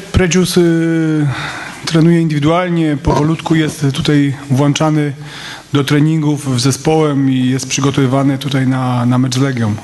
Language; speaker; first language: Polish; native; Polish